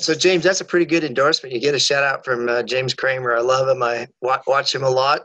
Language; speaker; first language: English; native; English